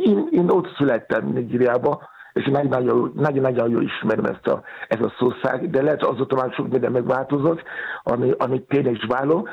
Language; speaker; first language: Hungarian; non-native, fluent; Yoruba